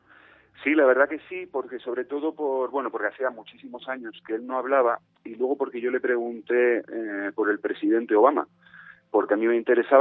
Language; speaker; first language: Spanish; native; Spanish